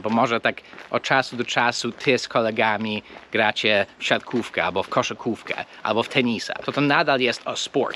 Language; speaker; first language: Polish; non-native, fluent; English